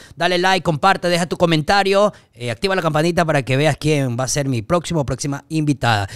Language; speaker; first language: Spanish; native; Spanish